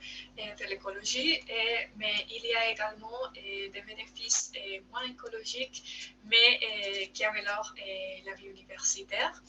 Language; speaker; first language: French; non-native, learner; Spanish